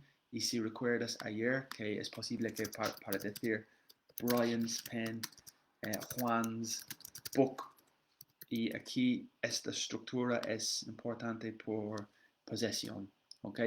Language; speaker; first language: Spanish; non-native, learner; English